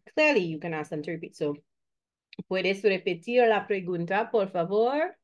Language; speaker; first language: Spanish; non-native, fluent; English